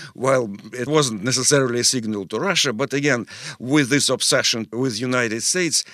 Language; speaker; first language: English; non-native, fluent; Russian